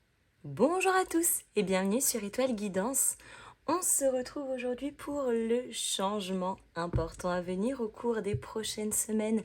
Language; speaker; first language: French; native; French